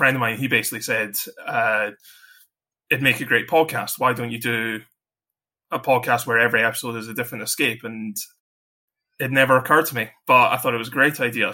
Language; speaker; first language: English; native; English